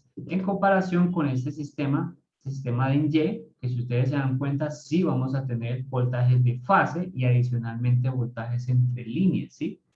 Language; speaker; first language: Spanish; native; Spanish